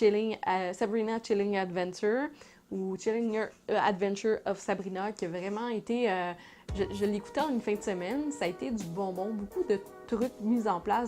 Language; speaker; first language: French; native; French